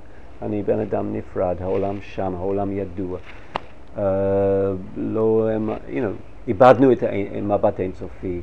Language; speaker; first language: Hebrew; non-native, fluent; English